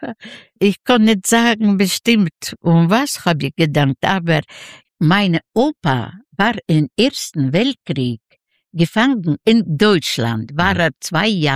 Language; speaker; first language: German; non-native, learner; Yiddish